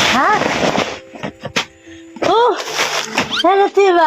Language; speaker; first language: Filipino; non-native, local second language; Cebuano